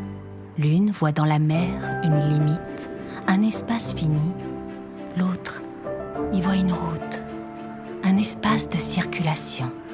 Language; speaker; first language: French; native; French